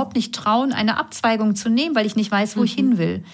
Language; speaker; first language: German; native; German